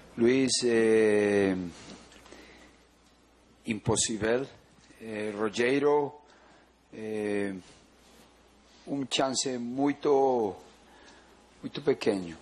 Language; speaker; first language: Portuguese; non-native, learner; Spanish